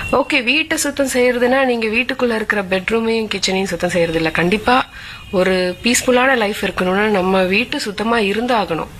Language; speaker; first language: Tamil; non-native, local second language; Malayalam